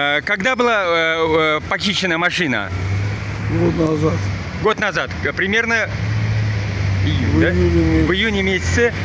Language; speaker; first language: Russian; non-native, local second language; Uzbek